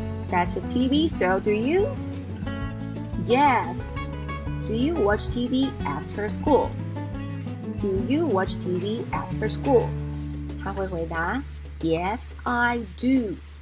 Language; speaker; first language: English; non-native, fluent; Chinese